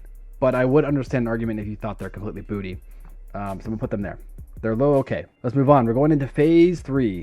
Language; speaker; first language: English; native; English